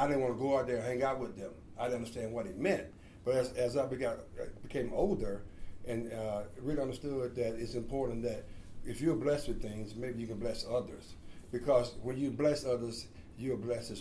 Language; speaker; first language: English; native; English